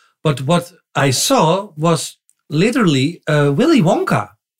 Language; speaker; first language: English; non-native, fluent; Dutch